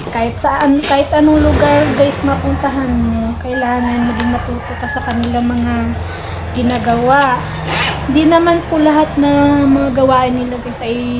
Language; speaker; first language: Filipino; non-native, local second language; Hiligaynon